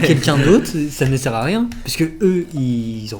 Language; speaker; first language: French; native; French